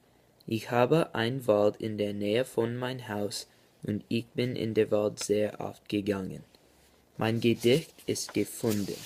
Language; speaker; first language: German; non-native, learner; English